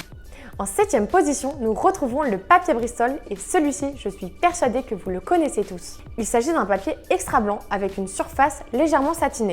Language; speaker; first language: French; native; French